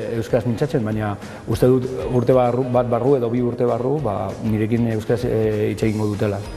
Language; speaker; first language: Basque; non-native, local second language; Spanish